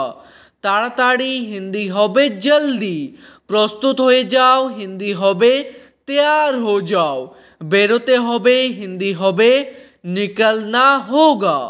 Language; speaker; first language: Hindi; non-native, fluent; Bangla